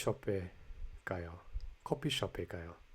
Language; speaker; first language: Korean; non-native, learner; English